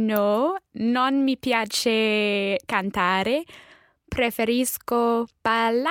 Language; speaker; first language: Italian; non-native, learner; English